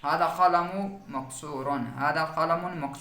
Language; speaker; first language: Arabic; non-native, fluent; Urdu